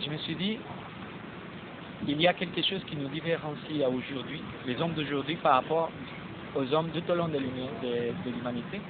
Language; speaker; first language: French; non-native, fluent; Spanish